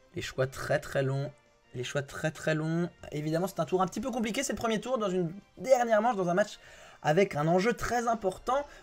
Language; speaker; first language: French; native; French